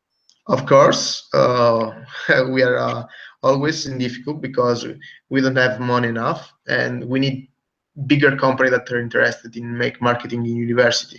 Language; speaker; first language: English; non-native, fluent; Italian